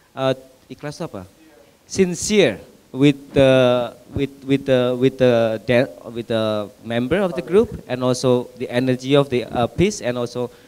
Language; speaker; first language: English; non-native, fluent; Indonesian